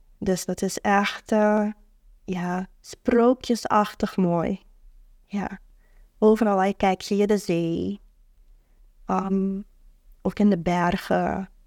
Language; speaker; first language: Dutch; non-native, local second language; Papiamento